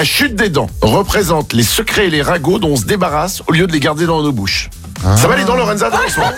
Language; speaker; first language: French; native; French